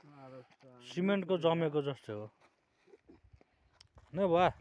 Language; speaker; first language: Nepali; non-native, local second language; Maithili